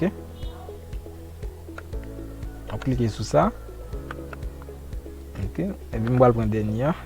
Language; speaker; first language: French; non-native, local second language; Haitian Creole